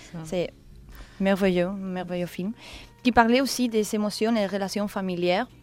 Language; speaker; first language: French; non-native, learner; Spanish